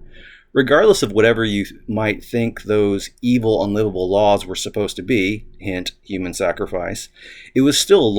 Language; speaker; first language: English; native; English